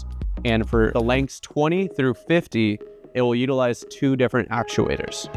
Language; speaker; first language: English; native; English